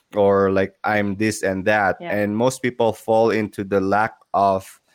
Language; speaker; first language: English; non-native, local second language; Filipino